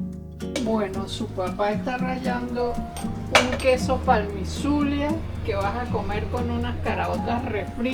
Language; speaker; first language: Spanish; native; Spanish